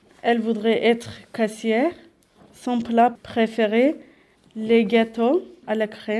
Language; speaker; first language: French; non-native, learner; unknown